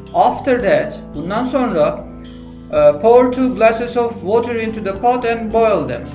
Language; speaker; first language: English; non-native, fluent; Turkish